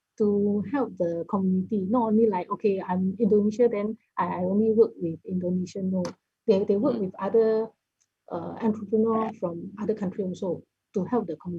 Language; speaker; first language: English; non-native, local second language; Malay